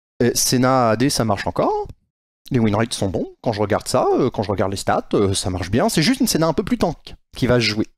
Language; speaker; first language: French; native; French